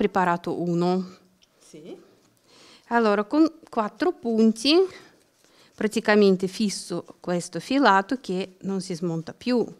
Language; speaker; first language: Italian; non-native, learner; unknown